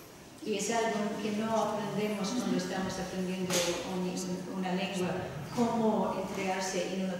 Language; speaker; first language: Spanish; non-native, fluent; English